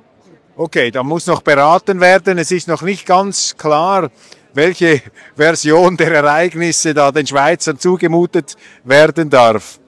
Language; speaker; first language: German; native; German